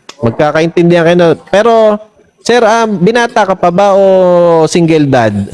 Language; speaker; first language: Filipino; native; Filipino